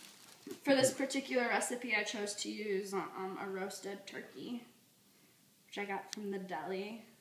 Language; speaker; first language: English; native; English